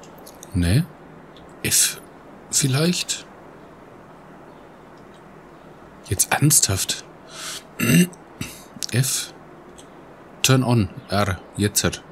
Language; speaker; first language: German; native; German